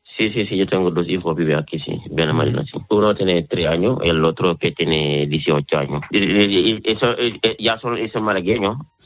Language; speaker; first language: Spanish; non-native, learner; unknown